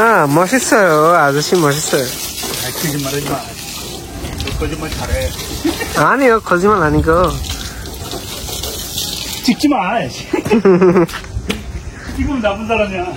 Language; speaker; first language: Korean; non-native, learner; Bangla